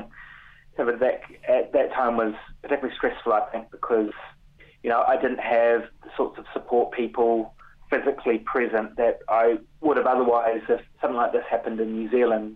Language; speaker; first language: English; native; English